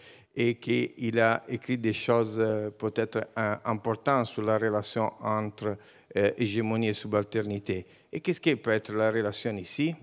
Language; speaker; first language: French; non-native, learner; Italian